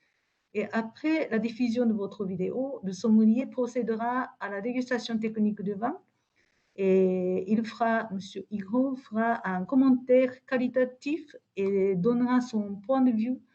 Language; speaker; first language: French; non-native, fluent; Japanese